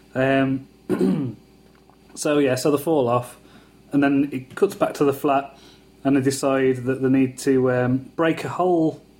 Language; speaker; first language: English; native; English